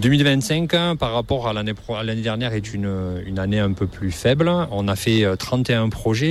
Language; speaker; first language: French; native; French